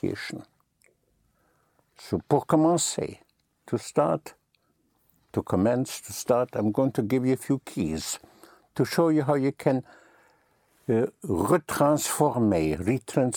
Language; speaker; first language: English; non-native, fluent; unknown